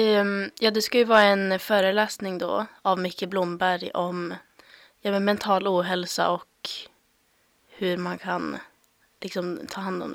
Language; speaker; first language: Swedish; native; Swedish